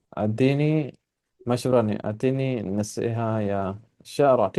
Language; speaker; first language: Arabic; non-native, fluent; Urdu